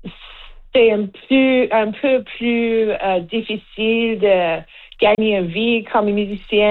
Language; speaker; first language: French; non-native, learner; English